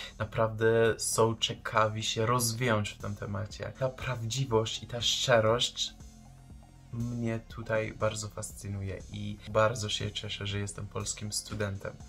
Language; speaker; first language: Polish; non-native, fluent; Persian